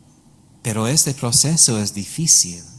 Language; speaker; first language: Spanish; non-native, learner; English